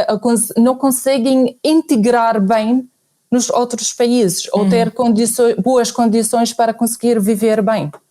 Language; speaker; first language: Portuguese; non-native, fluent; Arabic